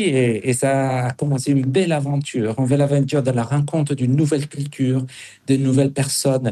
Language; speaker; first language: French; non-native, fluent; Spanish